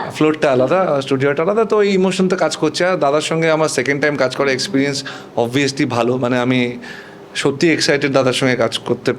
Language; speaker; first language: Bangla; non-native, local second language; Punjabi